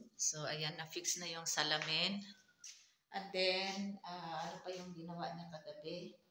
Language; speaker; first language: Filipino; native; Filipino